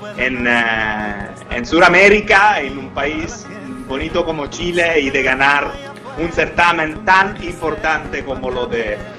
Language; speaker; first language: Spanish; non-native, fluent; Italian